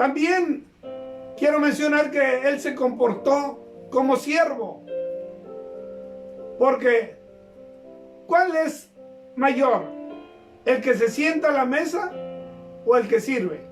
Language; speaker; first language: Spanish; native; Spanish